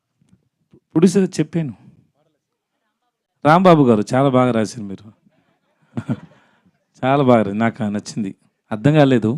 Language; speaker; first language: Telugu; non-native, learner; Tamil